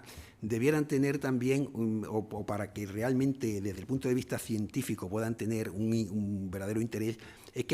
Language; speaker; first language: Spanish; native; Spanish